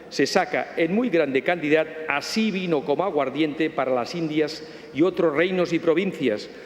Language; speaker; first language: Spanish; non-native, local second language; Catalan